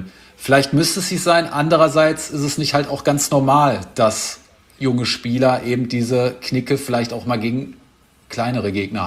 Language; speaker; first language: German; native; German